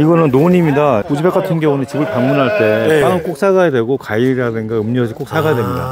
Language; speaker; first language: Korean; native; Korean